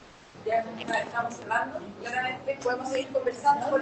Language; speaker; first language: Spanish; native; Spanish